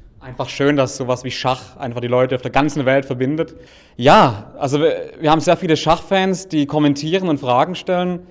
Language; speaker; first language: German; native; German